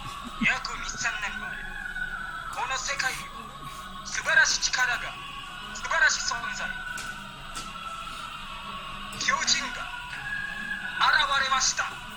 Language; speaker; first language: Japanese; non-native, learner; Indonesian